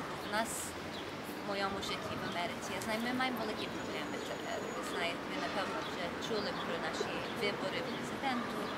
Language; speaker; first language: Ukrainian; early bilingual, heritage; Ukrainian